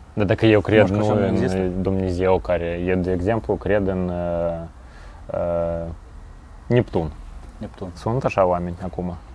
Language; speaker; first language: Romanian; non-native, local second language; Russian